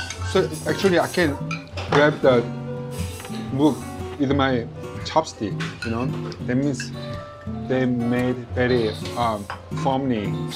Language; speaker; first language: English; non-native, fluent; Korean